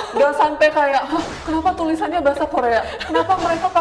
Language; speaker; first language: Indonesian; early bilingual, other home language; Korean